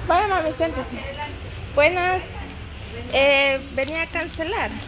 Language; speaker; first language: Spanish; native; Spanish